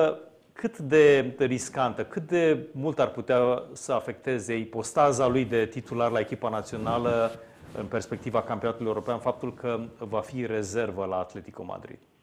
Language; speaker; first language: Romanian; native; Romanian